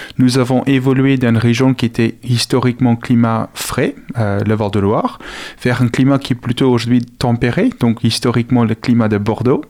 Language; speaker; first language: French; non-native, fluent; Afrikaans